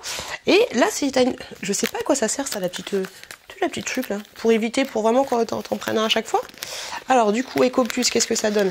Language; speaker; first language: French; native; French